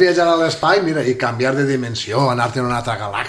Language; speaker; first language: Catalan; native; Catalan